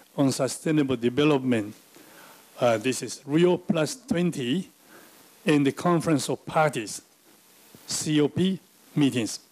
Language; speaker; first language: English; non-native, fluent; Chinese